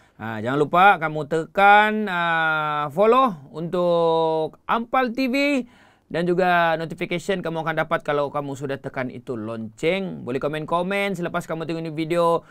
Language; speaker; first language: Malay; native; Malay